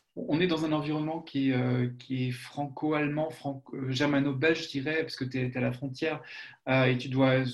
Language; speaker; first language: French; native; French